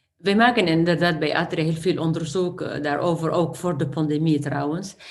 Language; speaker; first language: Dutch; non-native, fluent; Arabic